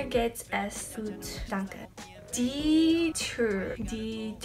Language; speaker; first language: German; non-native, learner; English